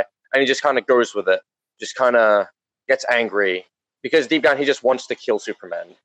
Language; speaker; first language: English; native; English